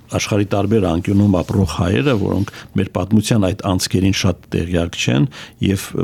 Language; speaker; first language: Armenian; native; Armenian